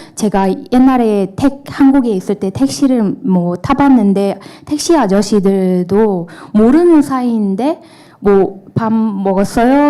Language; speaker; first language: Korean; non-native, fluent; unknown